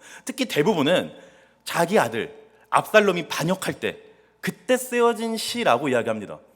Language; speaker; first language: Korean; native; Korean